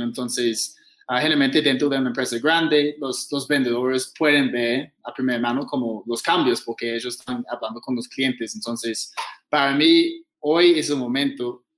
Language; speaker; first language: Spanish; non-native, fluent; English